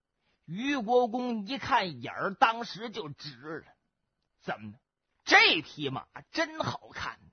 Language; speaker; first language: Chinese; native; Chinese